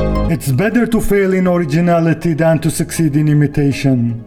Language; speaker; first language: English; non-native, fluent; Turkish